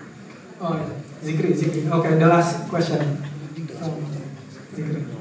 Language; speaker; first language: English; non-native, fluent; Indonesian